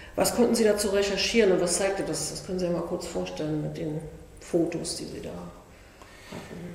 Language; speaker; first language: German; native; German